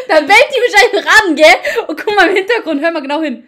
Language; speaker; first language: German; early bilingual, other home language; Albanian